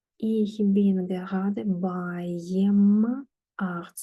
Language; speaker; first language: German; non-native, fluent; Ukrainian